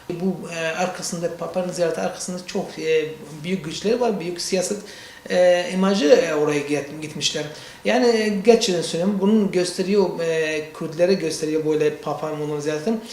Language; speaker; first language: Turkish; non-native, learner; Central Kurdish